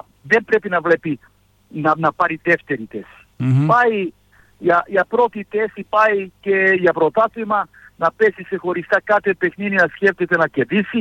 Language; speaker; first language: Greek; non-native, fluent; Serbian